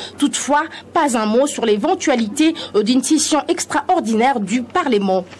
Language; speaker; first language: French; non-native, local second language; Lingala